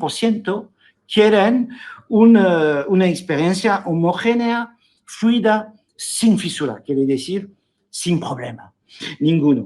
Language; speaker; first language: Spanish; non-native, fluent; French